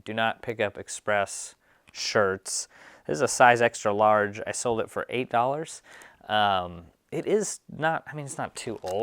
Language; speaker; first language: English; native; English